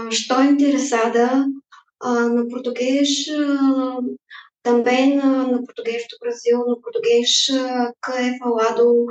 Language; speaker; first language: Portuguese; non-native, fluent; Bulgarian